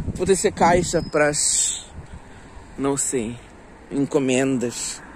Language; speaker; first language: Portuguese; non-native, fluent; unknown